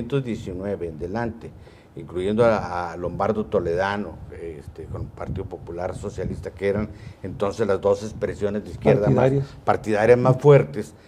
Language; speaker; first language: Spanish; native; Spanish